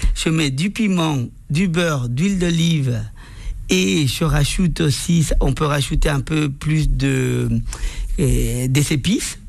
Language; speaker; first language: French; non-native, fluent; Spanish